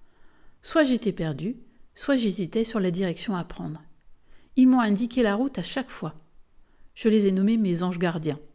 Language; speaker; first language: French; native; French